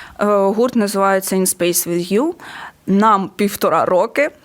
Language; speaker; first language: Ukrainian; non-native, local second language; Russian